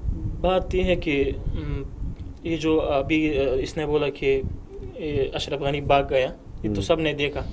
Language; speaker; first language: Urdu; non-native, fluent; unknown